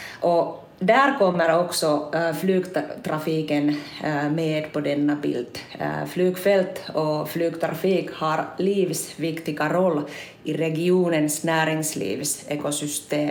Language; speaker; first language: Swedish; non-native, local second language; Finnish